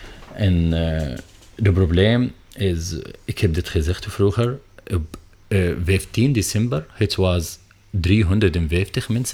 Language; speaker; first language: Dutch; non-native, fluent; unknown